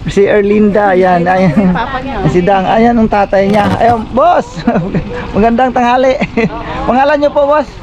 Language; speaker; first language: Filipino; non-native, local second language; Cebuano